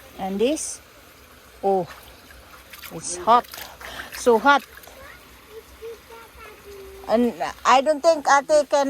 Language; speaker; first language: English; non-native, learner; Filipino